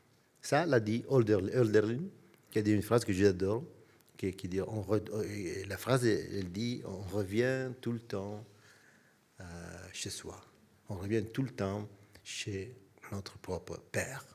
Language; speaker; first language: French; non-native, fluent; Italian